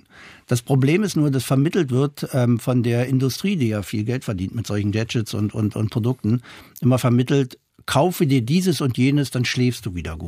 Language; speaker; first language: German; non-native, fluent; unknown